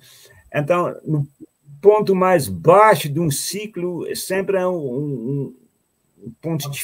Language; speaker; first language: Portuguese; non-native, fluent; Dutch